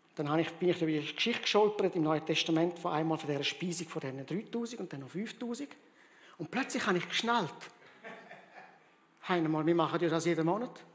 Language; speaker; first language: German; early bilingual, heritage; German